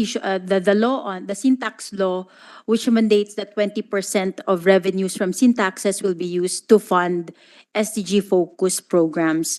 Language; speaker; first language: English; non-native, local second language; Filipino